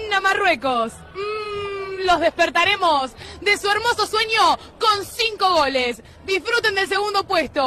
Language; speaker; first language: Spanish; native; Spanish